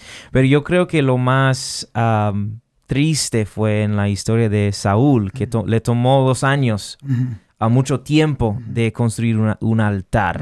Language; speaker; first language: Spanish; non-native, fluent; English